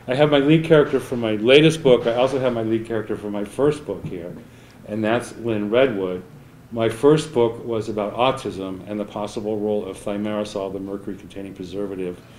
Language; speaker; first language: English; native; English